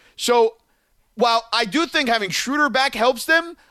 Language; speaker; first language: English; native; English